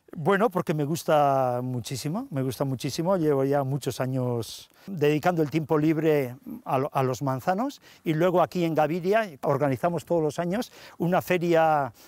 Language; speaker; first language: Spanish; native; Spanish